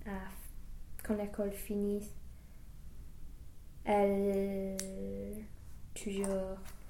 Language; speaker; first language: French; non-native, learner; English